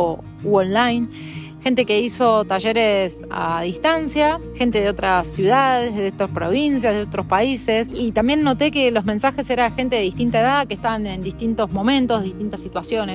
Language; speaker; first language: Spanish; native; Spanish